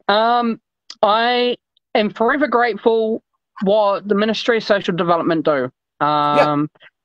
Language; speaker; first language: English; native; English